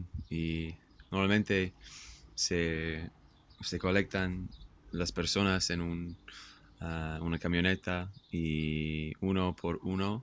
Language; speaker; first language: Spanish; non-native, fluent; English